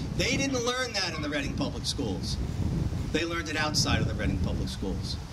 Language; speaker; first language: English; native; English